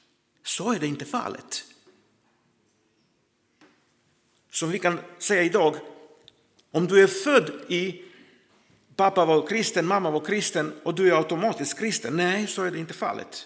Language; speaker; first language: Swedish; non-native, fluent; Croatian